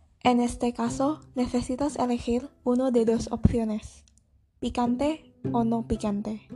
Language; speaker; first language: Spanish; non-native, learner; Indonesian